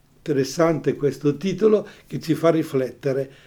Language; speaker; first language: Italian; native; Italian